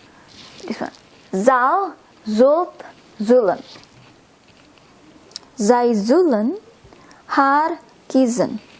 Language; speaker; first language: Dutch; non-native, fluent; Indonesian